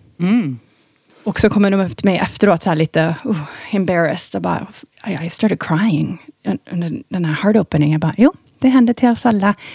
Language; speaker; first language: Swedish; early bilingual, heritage; Swedish